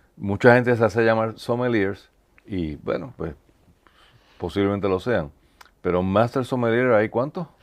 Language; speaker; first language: Spanish; native; Spanish